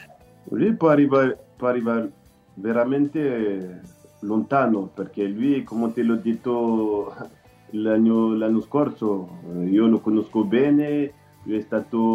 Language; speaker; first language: Italian; non-native, learner; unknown